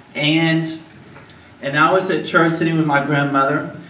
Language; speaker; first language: English; native; English